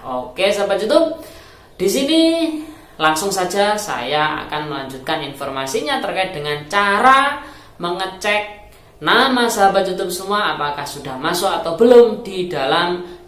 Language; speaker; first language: Indonesian; native; Indonesian